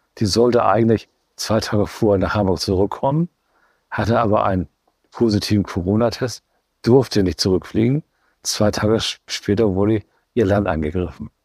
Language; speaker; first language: German; native; German